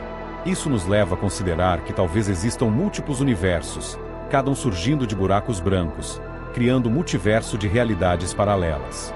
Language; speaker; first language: Portuguese; native; Portuguese